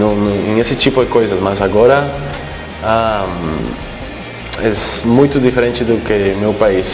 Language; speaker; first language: Portuguese; non-native, fluent; Spanish